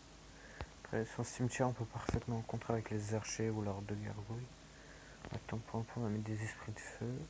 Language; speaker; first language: French; native; French